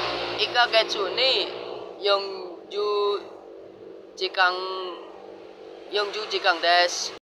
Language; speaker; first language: Japanese; non-native, learner; Indonesian